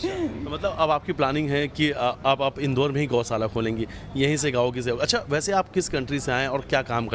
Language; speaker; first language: Hindi; native; Hindi